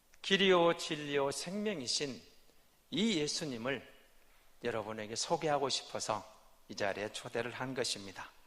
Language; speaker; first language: Korean; native; Korean